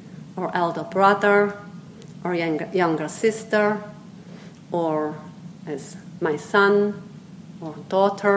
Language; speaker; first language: English; non-native, fluent; Swiss German